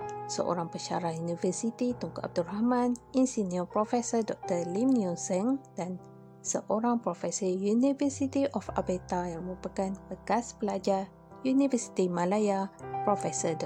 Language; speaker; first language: Malay; native; Malay